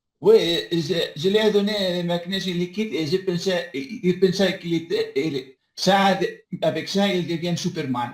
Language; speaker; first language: French; non-native, learner; Spanish